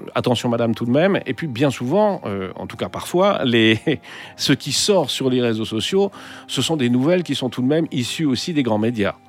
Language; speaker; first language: French; native; French